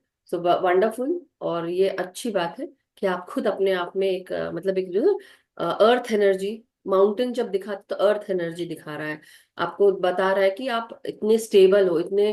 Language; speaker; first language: Hindi; native; Hindi